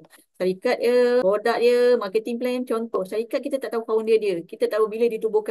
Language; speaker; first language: Malay; native; Malay